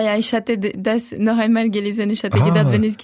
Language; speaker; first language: German; non-native, local second language; French